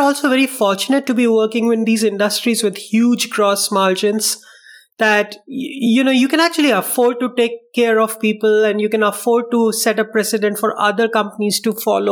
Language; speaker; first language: English; non-native, local second language; Hindi